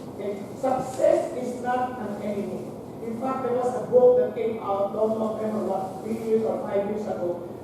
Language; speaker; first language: English; non-native, local second language; Filipino